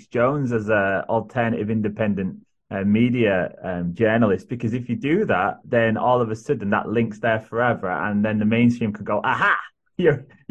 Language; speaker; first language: English; native; English